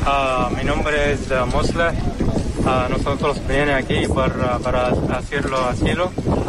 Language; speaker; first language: Spanish; non-native, learner; Arabic